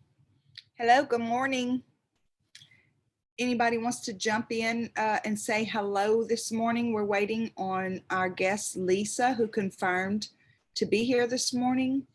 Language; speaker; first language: English; native; English